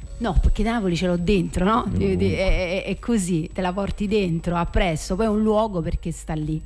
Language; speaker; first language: Italian; native; Italian